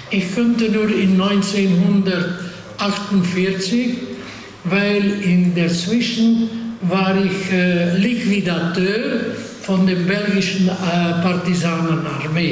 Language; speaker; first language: German; non-native, fluent; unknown